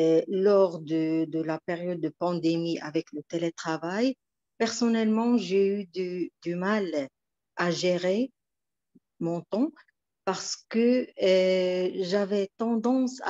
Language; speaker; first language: French; non-native, local second language; Arabic